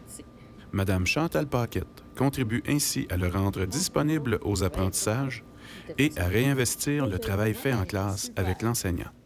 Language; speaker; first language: French; native; French